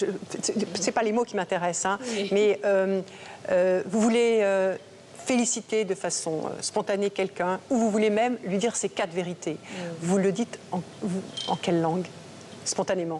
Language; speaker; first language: French; native; French